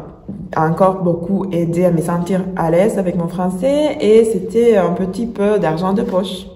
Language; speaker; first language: French; non-native, fluent; Spanish